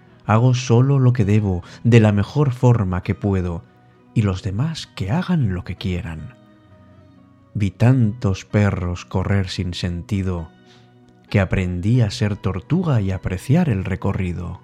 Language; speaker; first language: Spanish; native; Spanish